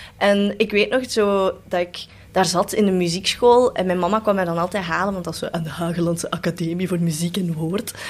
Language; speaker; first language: Dutch; early bilingual, other home language; Cantonese